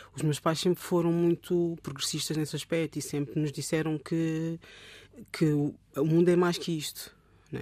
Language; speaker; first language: Portuguese; native; Portuguese